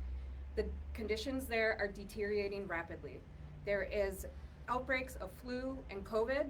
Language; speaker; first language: English; native; English